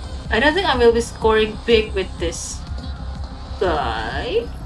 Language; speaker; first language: English; non-native, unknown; Indonesian